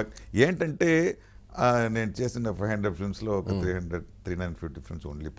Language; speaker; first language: Telugu; non-native, local second language; Tamil